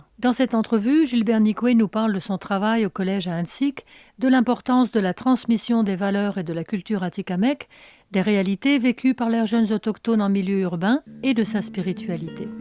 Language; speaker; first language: French; native; French